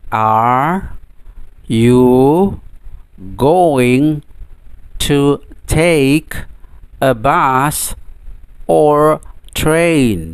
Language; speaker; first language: English; non-native, fluent; Indonesian